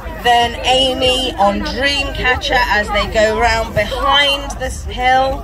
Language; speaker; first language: English; native; English